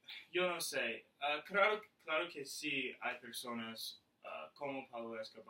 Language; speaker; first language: Spanish; non-native, learner; English